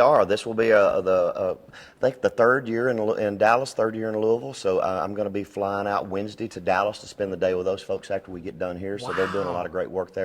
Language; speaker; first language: English; native; English